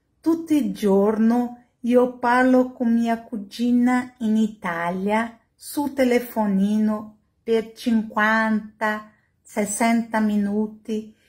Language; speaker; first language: Italian; non-native, learner; Portuguese